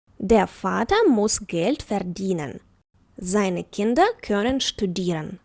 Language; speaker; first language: German; non-native, fluent; Ukrainian